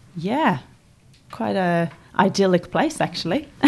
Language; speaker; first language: English; non-native, fluent; Norwegian